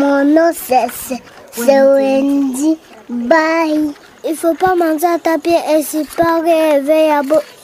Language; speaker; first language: French; non-native, local second language; Swahili